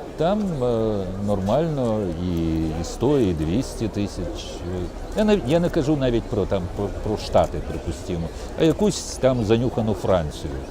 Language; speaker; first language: Ukrainian; non-native, local second language; Russian